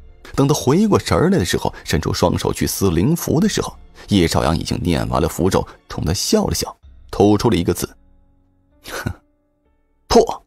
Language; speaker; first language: Chinese; native; Chinese